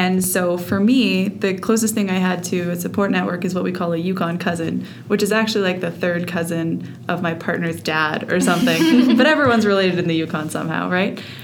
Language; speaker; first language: English; native; English